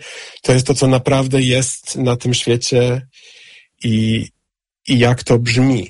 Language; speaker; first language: Polish; non-native, fluent; English